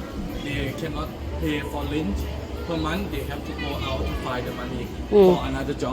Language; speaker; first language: English; non-native, fluent; Thai